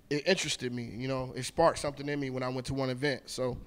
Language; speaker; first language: English; native; English